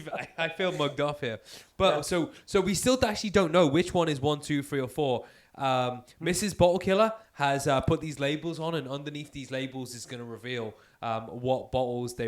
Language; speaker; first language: English; native; English